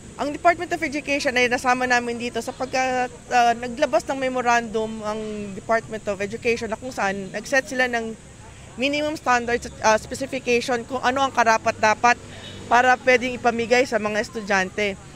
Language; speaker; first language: Filipino; native; Filipino